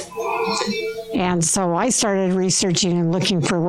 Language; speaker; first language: English; native; English